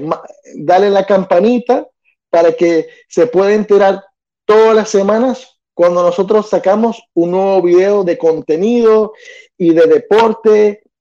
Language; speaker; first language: Spanish; early bilingual, other home language; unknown